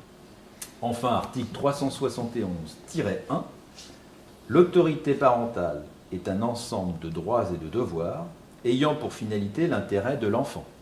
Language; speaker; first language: French; native; French